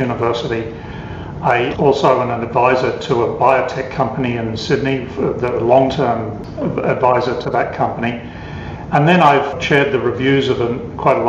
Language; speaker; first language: English; native; English